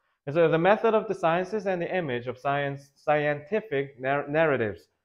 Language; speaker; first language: English; non-native, fluent; Korean